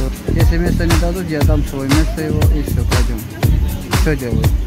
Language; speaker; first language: Russian; non-native, learner; Azerbaijani